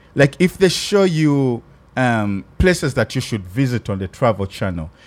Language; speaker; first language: English; non-native, local second language; Ganda